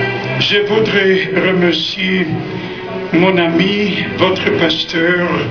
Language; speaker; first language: French; non-native, learner; German